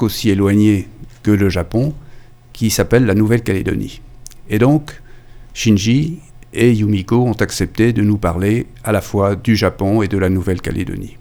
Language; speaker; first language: French; native; French